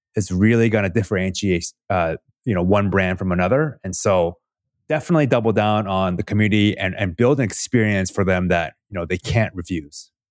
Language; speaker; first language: English; early bilingual, other home language; Korean